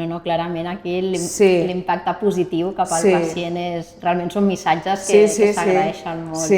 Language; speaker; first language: Catalan; native; Catalan